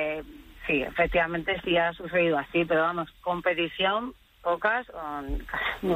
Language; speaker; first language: Spanish; native; Spanish